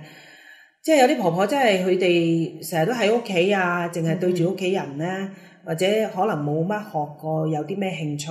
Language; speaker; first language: Cantonese; native; Cantonese